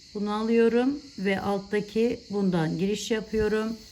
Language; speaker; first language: Turkish; native; Turkish